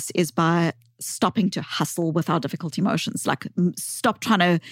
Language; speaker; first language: English; native; English